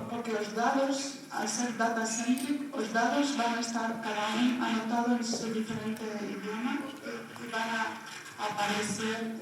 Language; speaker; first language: Portuguese; non-native, fluent; Spanish